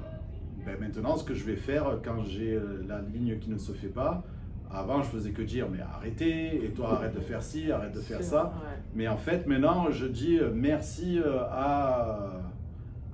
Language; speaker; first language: French; native; French